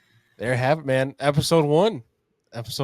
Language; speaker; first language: English; native; English